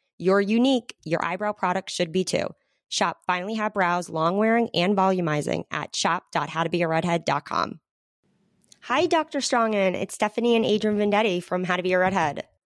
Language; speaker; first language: English; native; English